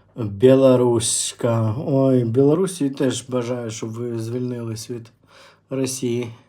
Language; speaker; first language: Ukrainian; non-native, local second language; Russian